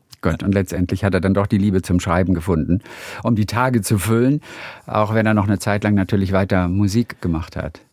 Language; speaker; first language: German; native; German